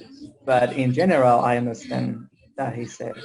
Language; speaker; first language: English; non-native, learner; Spanish